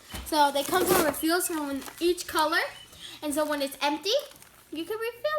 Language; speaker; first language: English; native; English